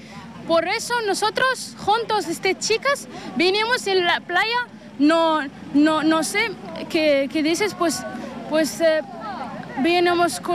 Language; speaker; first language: Spanish; non-native, learner; Arabic